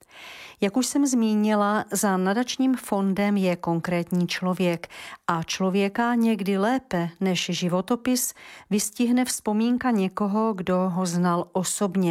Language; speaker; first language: Czech; native; Czech